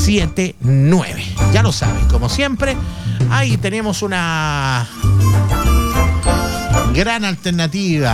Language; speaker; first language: Spanish; native; Spanish